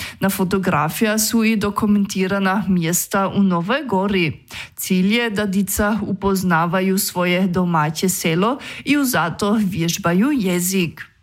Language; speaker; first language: Croatian; native; Croatian